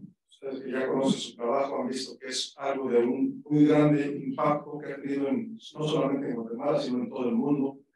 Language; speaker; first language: Spanish; early bilingual, other home language; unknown